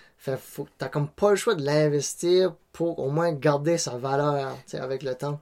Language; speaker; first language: French; non-native, local second language; Cantonese